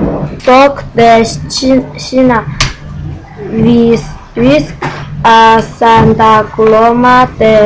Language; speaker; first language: Catalan; non-native, learner; Chinese